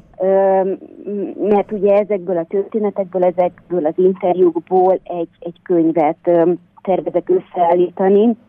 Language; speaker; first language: Hungarian; native; Hungarian